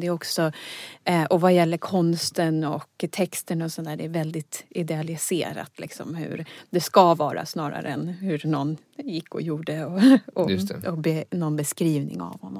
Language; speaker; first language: Swedish; native; Swedish